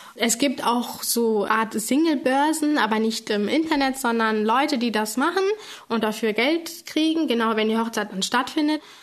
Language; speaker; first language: German; early bilingual, other home language; Tamil